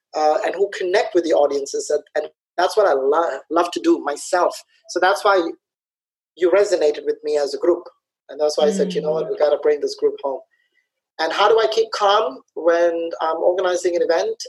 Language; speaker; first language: English; early bilingual, other home language; Somali